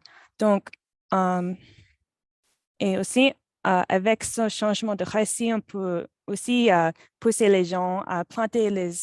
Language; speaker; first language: French; non-native, fluent; English